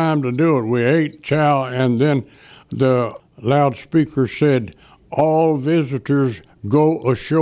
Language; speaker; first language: English; native; English